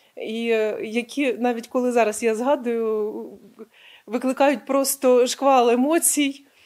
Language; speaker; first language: Ukrainian; non-native, local second language; Russian